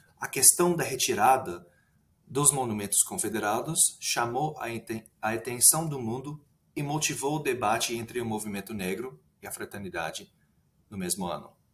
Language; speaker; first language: Portuguese; non-native, fluent; English